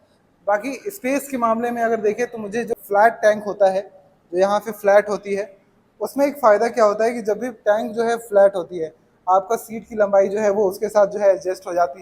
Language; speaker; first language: Hindi; native; Hindi